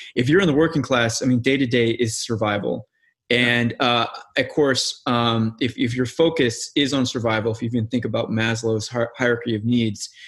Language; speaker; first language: English; native; English